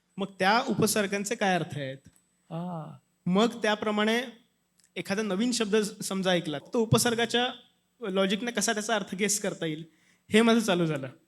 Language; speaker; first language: Marathi; native; Marathi